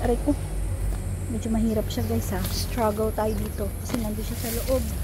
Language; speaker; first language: Filipino; non-native, local second language; Hiligaynon